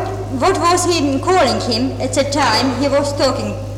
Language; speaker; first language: English; non-native, fluent; Czech